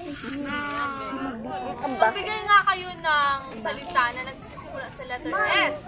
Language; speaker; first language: Filipino; native; Filipino